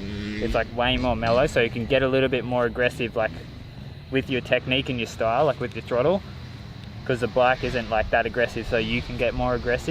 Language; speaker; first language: English; native; English